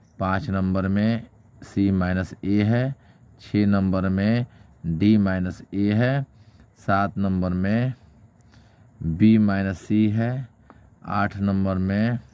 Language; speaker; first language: Hindi; native; Hindi